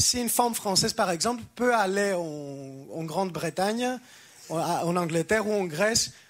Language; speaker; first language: French; non-native, fluent; Greek